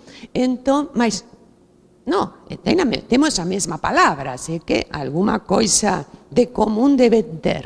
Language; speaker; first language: Portuguese; non-native, fluent; Spanish